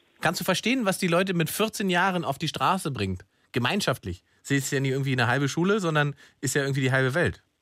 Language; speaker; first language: German; native; German